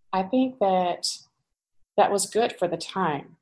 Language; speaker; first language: English; native; English